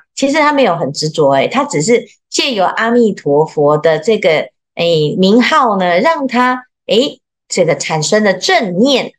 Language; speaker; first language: Chinese; native; Chinese